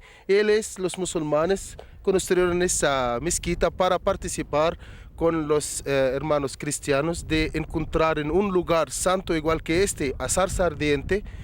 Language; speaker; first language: Portuguese; non-native, fluent; Arabic